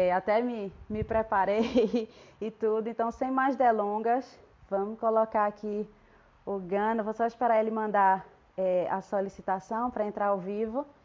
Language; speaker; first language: Portuguese; native; Portuguese